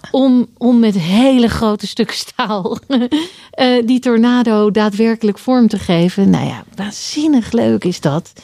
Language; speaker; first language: Dutch; native; Dutch